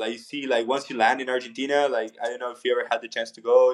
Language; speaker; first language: English; non-native, fluent; Spanish